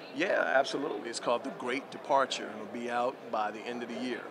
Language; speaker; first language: English; native; English